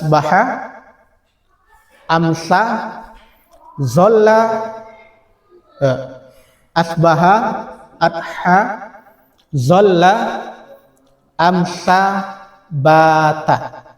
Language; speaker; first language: Arabic; non-native, fluent; Indonesian